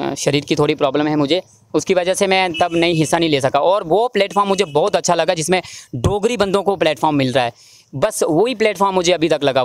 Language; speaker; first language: Hindi; native; Hindi